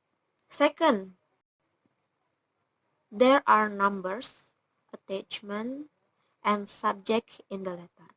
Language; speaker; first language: English; non-native, learner; Indonesian